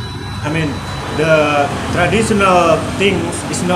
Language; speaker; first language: English; non-native, learner; Indonesian